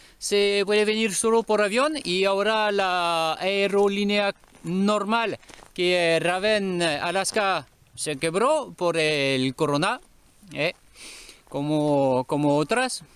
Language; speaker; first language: Spanish; non-native, learner; French